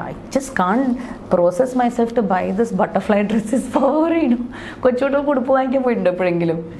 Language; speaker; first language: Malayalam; non-native, local second language; Tamil